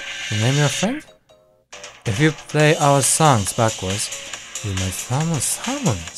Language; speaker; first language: English; non-native, fluent; Japanese